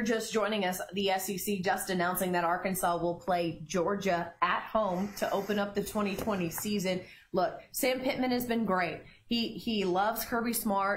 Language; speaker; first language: English; native; English